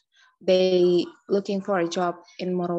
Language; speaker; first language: English; non-native, learner; Indonesian